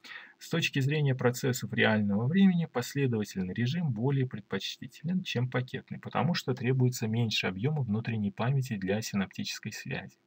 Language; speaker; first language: Russian; native; Russian